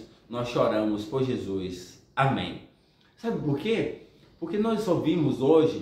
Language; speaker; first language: Portuguese; native; Portuguese